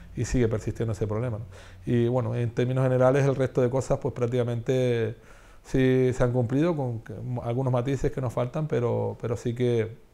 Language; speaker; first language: Spanish; native; Spanish